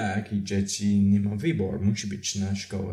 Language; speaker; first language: Polish; non-native, learner; English